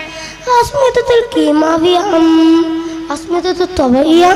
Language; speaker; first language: Arabic; non-native, learner; Malayalam